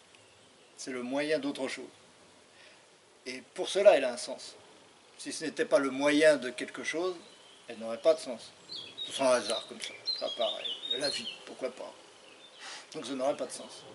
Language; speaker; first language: French; native; French